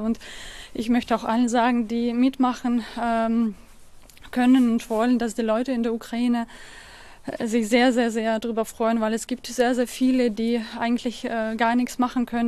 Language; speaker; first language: German; non-native, fluent; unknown